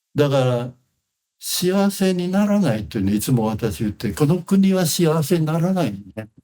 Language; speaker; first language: Japanese; non-native, fluent; Khmer